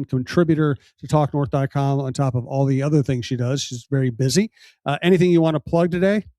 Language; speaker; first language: English; native; English